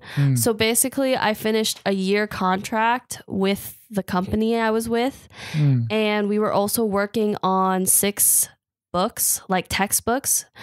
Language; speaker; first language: English; native; English